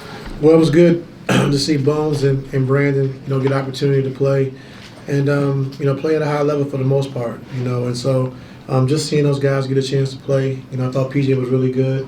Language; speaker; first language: English; native; English